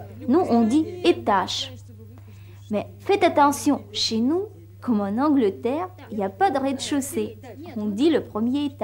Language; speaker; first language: French; non-native, fluent; Russian